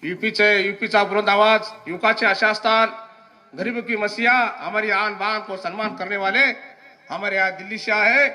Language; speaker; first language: Hindi; non-native, local second language; Marathi